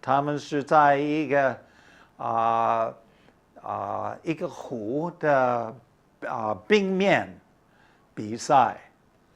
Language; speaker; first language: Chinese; non-native, fluent; English